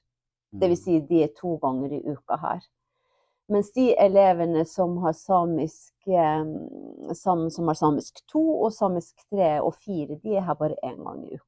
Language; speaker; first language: Norwegian; non-native, local second language; Northern Sami